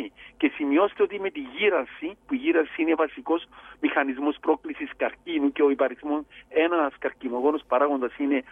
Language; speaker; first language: Greek; native; Greek